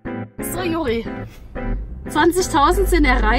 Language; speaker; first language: German; native; German